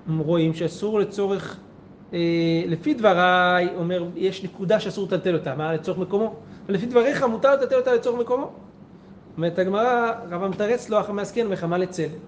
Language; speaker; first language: Hebrew; native; Hebrew